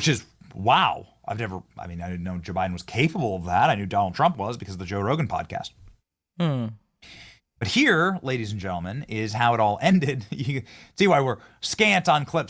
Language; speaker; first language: English; native; English